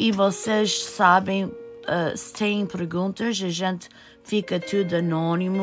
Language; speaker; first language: Portuguese; early bilingual, heritage; Portuguese